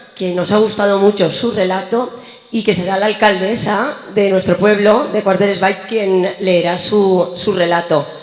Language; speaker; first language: Spanish; non-native, local second language; Catalan